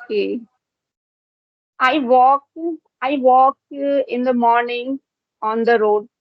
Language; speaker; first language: English; non-native, local second language; Hindi